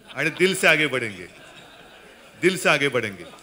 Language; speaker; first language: Hindi; non-native, local second language; Marathi